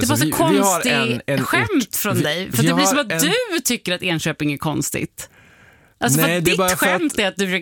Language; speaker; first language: Swedish; native; Swedish